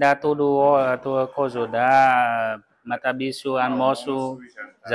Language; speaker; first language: Portuguese; non-native, learner; Vietnamese